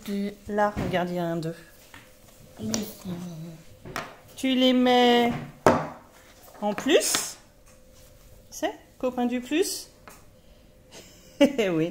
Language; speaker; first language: French; native; French